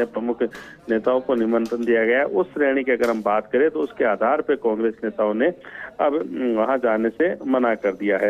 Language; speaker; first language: Hindi; native; Hindi